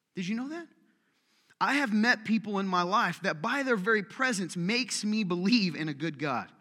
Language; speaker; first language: English; native; English